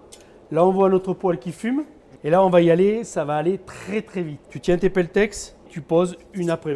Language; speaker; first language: French; native; French